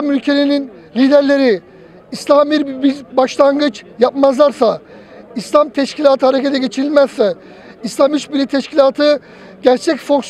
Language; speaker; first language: Turkish; native; Turkish